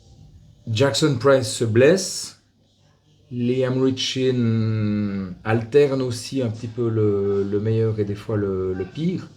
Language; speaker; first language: French; native; French